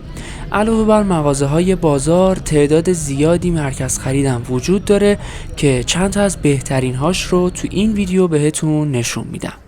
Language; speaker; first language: Persian; native; Persian